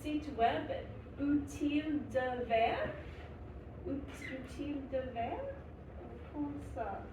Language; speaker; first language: French; non-native, learner; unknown